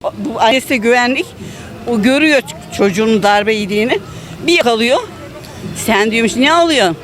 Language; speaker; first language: Turkish; native; Turkish